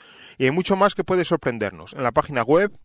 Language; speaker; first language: Spanish; native; Spanish